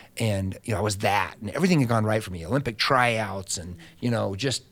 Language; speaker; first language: English; native; English